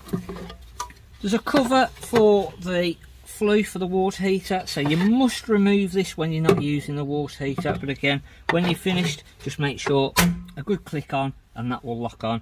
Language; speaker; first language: English; native; English